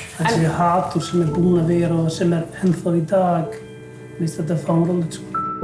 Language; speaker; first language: Icelandic; non-native, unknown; Croatian